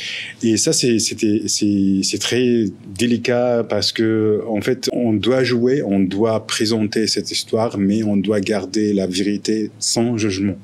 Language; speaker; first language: French; non-native, fluent; Arabic